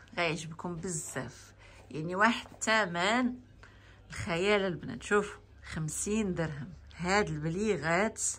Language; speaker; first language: Arabic; native; Arabic